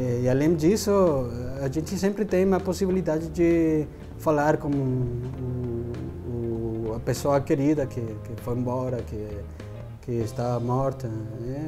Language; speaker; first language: Portuguese; non-native, fluent; Spanish